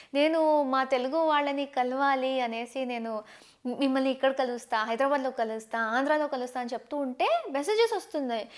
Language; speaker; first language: Telugu; non-native, local second language; Tamil